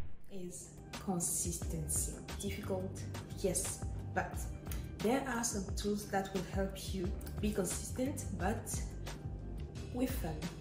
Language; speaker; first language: English; non-native, fluent; French